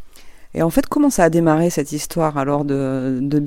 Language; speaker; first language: French; native; French